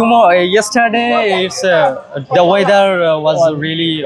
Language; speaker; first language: English; non-native, learner; Bangla